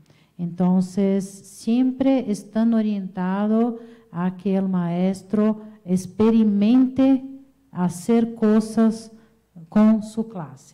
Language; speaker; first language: Spanish; non-native, fluent; Portuguese